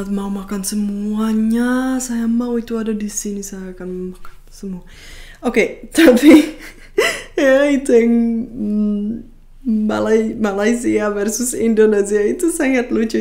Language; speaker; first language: Indonesian; non-native, fluent; Czech